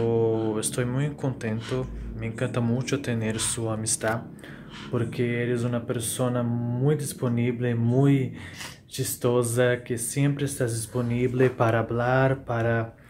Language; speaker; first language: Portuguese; non-native, learner; Spanish